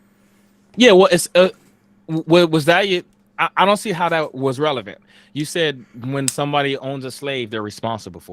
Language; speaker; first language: English; native; English